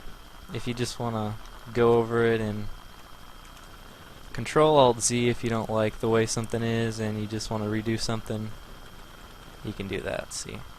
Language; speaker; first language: English; native; English